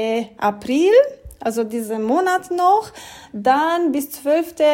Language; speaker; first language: German; non-native, fluent; Romanian